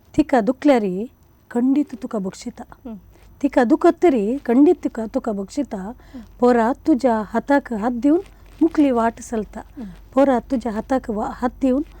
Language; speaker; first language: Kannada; non-native, local second language; Konkani